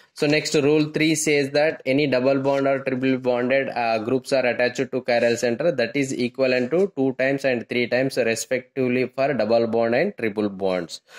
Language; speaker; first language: English; non-native, local second language; Telugu